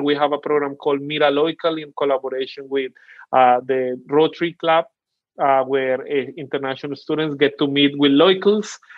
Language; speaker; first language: English; non-native, fluent; Spanish